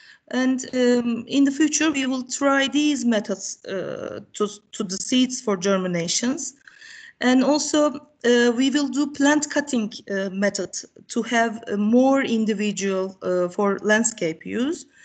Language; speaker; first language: English; non-native, fluent; Turkish